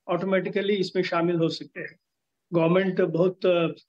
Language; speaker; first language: Hindi; non-native, local second language; Telugu